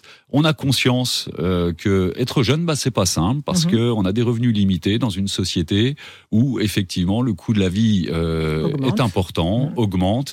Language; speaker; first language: French; native; French